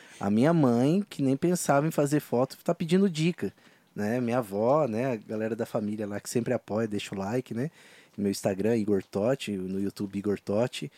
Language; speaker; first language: Portuguese; native; Portuguese